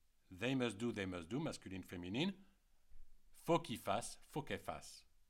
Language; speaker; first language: French; native; French